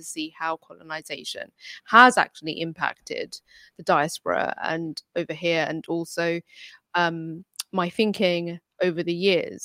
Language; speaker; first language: English; non-native, local second language; Urdu